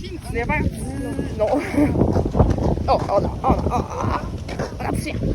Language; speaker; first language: French; native; French